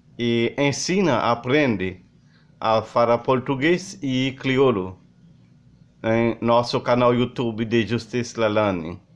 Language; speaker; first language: Portuguese; non-native, learner; Haitian Creole